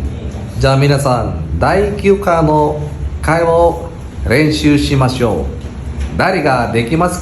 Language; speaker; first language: Japanese; non-native, learner; Filipino